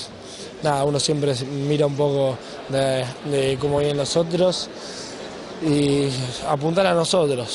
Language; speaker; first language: Spanish; native; Spanish